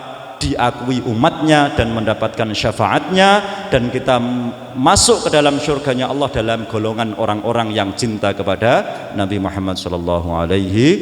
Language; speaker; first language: Indonesian; non-native, local second language; Javanese